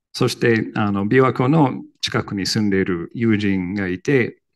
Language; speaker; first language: Japanese; non-native, fluent; English